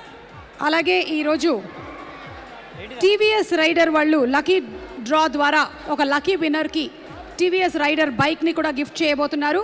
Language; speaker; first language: Telugu; native; Telugu